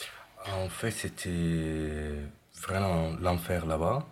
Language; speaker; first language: French; non-native, fluent; Arabic